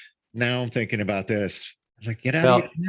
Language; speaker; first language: English; native; English